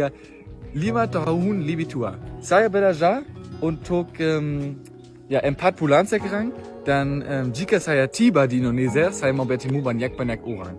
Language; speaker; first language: Indonesian; non-native, learner; German